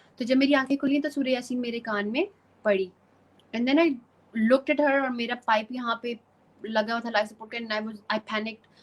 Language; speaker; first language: Urdu; native; Urdu